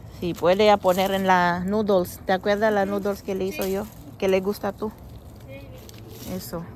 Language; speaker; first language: Spanish; non-native, learner; Filipino